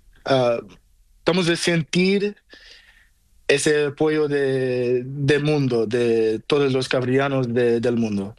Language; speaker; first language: Spanish; non-native, learner; Portuguese